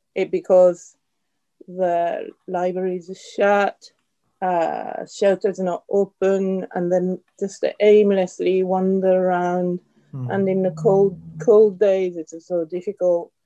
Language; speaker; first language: English; non-native, fluent; Japanese